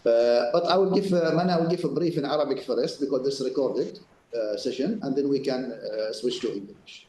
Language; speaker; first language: English; non-native, fluent; Arabic